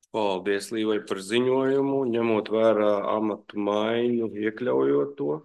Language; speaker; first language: Latvian; native; Latvian